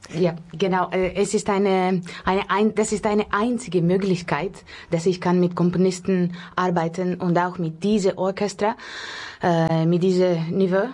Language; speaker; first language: German; non-native, learner; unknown